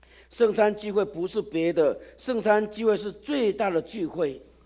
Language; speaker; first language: Chinese; native; Chinese